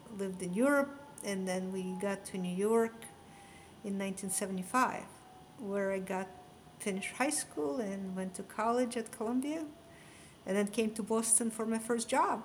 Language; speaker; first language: English; non-native, fluent; Russian